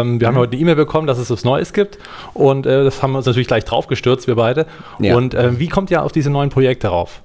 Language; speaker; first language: German; native; German